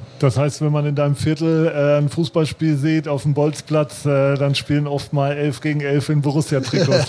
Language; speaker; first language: German; native; German